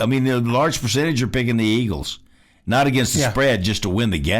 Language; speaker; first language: English; native; English